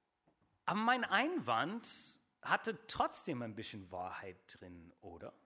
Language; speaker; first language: German; non-native, fluent; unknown